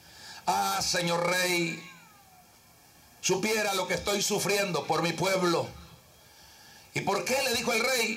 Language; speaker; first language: Spanish; native; Spanish